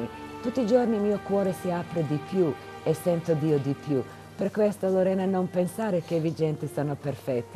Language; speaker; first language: Italian; non-native, fluent; Croatian